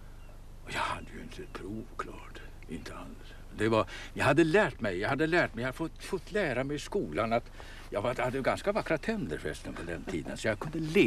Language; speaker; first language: Swedish; native; Swedish